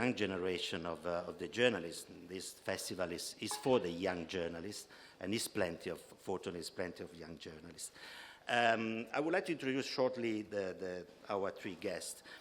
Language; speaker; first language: English; non-native, fluent; Italian